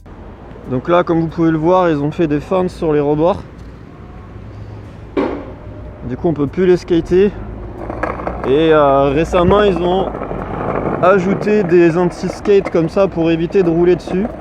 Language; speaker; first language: French; native; French